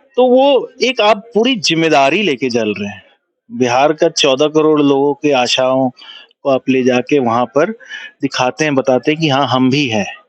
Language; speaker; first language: Hindi; non-native, local second language; Bhojpuri